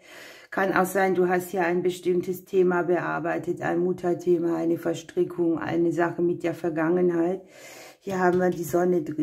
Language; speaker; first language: German; native; German